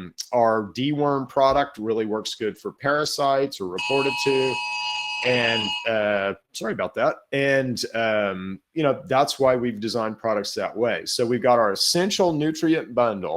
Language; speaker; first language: English; native; English